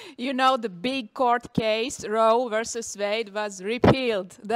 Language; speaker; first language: English; non-native, fluent; Latvian